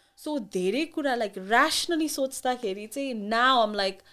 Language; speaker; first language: English; early bilingual, other home language; Nepali